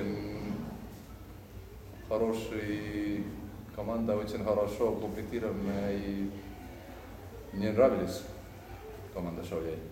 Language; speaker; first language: Russian; non-native, learner; Lithuanian